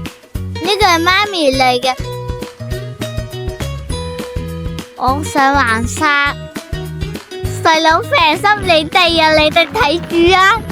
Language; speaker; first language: Chinese; native; Chinese